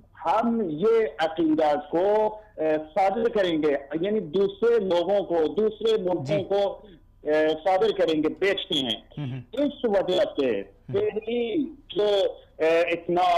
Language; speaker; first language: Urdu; non-native, fluent; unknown